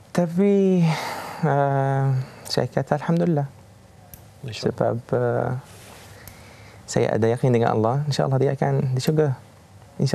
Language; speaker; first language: Indonesian; non-native, fluent; Arabic